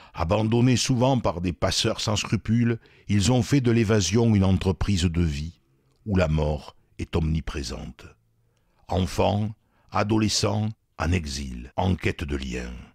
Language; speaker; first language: French; native; French